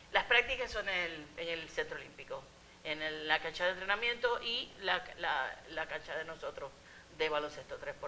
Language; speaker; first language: Spanish; native; Spanish